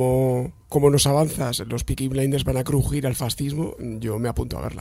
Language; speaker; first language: Spanish; native; Spanish